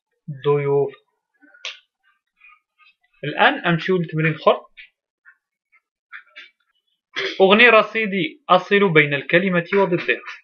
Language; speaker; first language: Arabic; native; Arabic